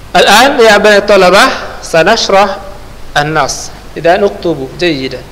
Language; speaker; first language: Arabic; non-native, fluent; Indonesian